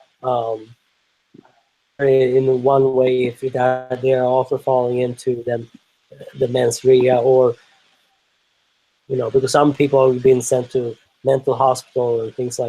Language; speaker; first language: English; non-native, fluent; Swedish